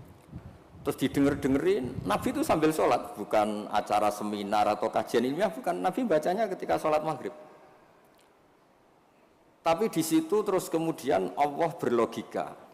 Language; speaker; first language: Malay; non-native, local second language; Javanese